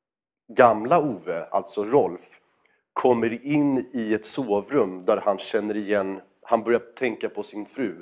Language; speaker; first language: Swedish; native; Swedish